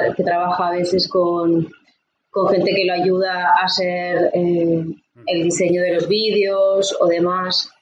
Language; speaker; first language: Spanish; native; Spanish